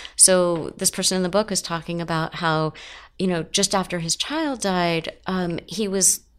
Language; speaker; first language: English; native; English